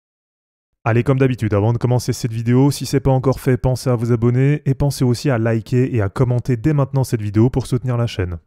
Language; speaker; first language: French; native; French